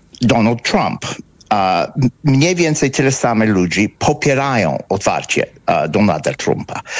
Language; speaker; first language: Polish; non-native, fluent; English